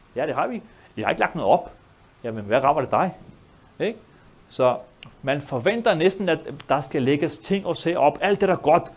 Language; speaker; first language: Danish; early bilingual, other home language; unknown